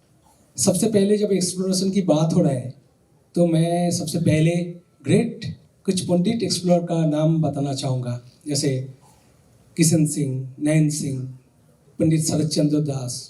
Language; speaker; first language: Hindi; non-native, local second language; Bangla